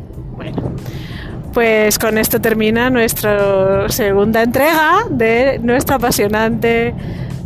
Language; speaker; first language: Spanish; native; Spanish